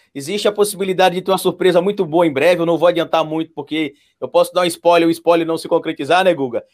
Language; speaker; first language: Portuguese; native; Portuguese